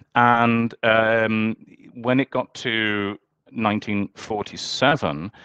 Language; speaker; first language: English; native; English